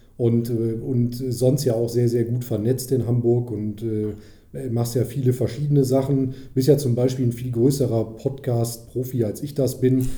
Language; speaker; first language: German; native; German